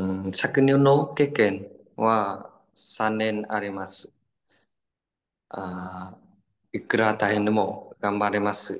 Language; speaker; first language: Japanese; non-native, learner; Vietnamese